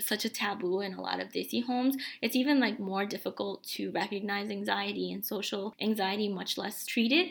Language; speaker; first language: English; early bilingual, other home language; Bangla